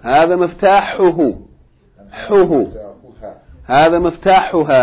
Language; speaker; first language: Arabic; non-native, fluent; English